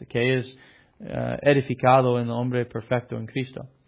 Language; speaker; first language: Spanish; non-native, fluent; English